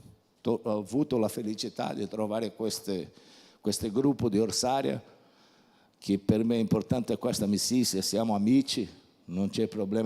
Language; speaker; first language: Italian; non-native, fluent; Portuguese